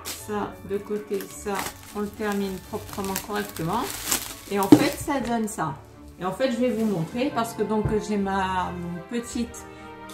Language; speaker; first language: French; native; French